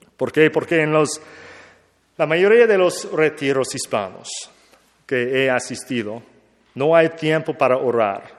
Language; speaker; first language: Spanish; non-native, learner; English